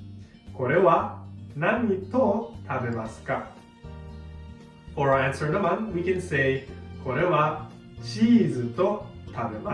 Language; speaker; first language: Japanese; non-native, fluent; Filipino